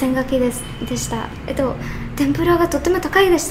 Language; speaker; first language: Japanese; non-native, learner; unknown